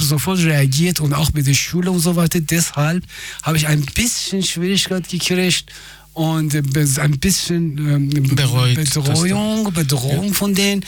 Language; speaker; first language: German; non-native, fluent; Persian